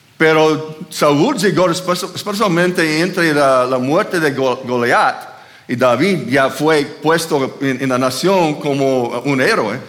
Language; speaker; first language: Spanish; non-native, fluent; English